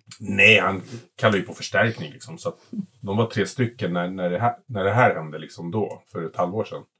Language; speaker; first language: Swedish; early bilingual, other home language; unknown